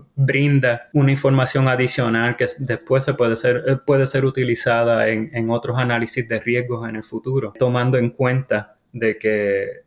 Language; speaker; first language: Spanish; native; Spanish